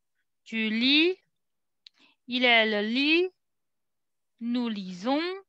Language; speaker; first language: French; non-native, fluent; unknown